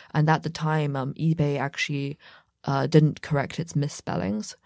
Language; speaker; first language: English; native; English